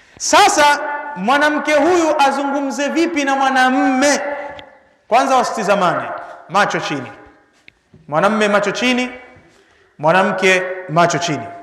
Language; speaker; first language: Swahili; native; Swahili